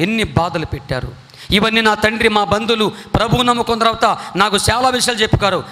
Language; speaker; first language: Telugu; non-native, local second language; Koya